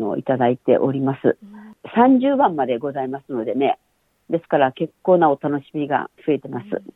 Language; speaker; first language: Japanese; native; Japanese